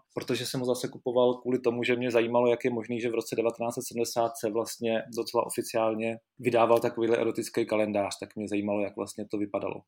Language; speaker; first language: Czech; native; Czech